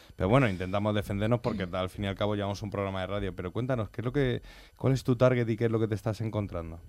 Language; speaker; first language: Spanish; native; Spanish